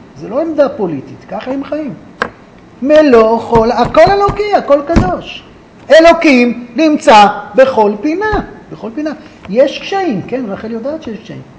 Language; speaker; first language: Hebrew; native; Hebrew